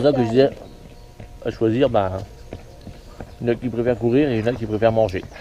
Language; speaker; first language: French; native; French